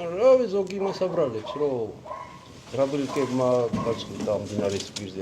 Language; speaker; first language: Georgian; native; Georgian